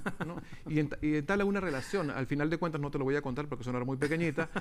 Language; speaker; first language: Spanish; native; Spanish